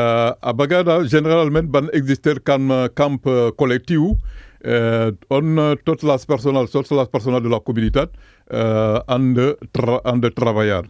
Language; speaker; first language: Catalan; non-native, fluent; Mandingo